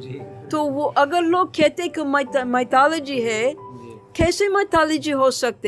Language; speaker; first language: Hindi; non-native, fluent; English